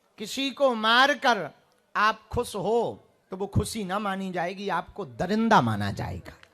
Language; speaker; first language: Hindi; native; Hindi